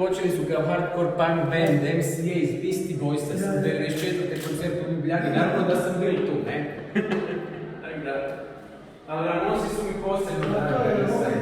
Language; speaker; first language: Croatian; native; Croatian